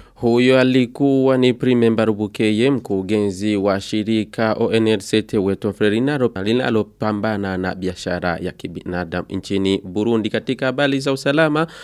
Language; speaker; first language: Swahili; non-native, local second language; Rundi